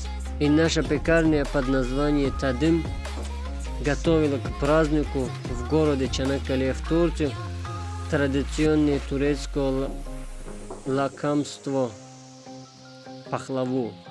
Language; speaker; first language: Russian; non-native, fluent; Tajik